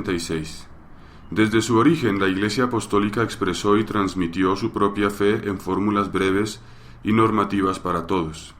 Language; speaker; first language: Spanish; native; Spanish